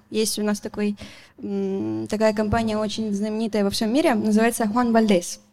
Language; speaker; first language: Russian; non-native, learner; Spanish